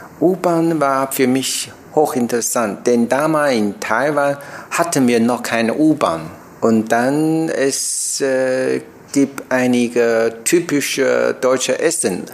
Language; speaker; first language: German; non-native, learner; Chinese